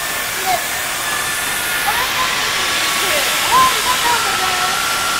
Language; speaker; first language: Japanese; native; Japanese